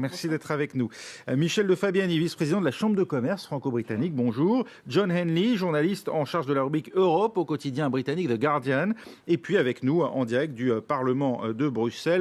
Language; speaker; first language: French; native; French